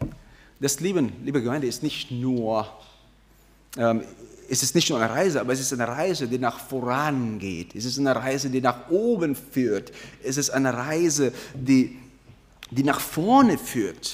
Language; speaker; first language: German; non-native, fluent; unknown